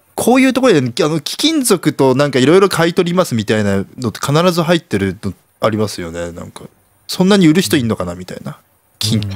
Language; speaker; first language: Japanese; native; Japanese